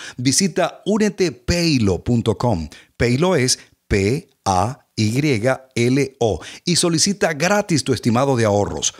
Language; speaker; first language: Spanish; native; Spanish